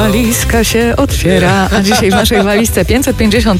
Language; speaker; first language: Polish; native; Polish